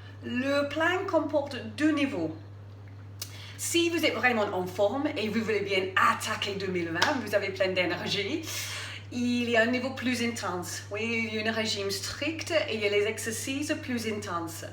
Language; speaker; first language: French; non-native, fluent; English